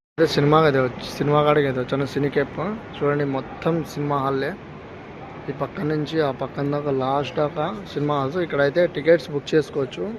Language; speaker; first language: Telugu; non-native, local second language; Urdu